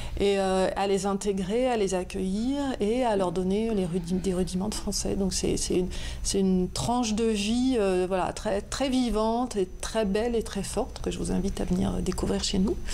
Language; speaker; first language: French; native; French